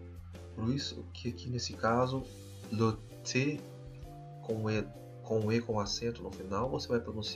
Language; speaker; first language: Portuguese; non-native, fluent; French